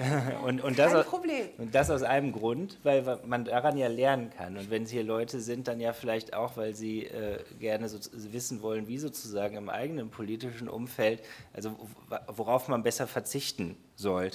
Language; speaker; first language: German; native; German